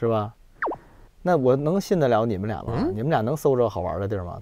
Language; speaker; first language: Chinese; native; Chinese